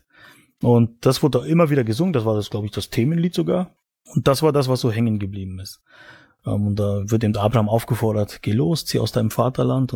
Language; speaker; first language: German; native; German